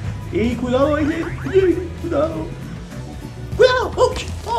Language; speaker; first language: Spanish; native; Spanish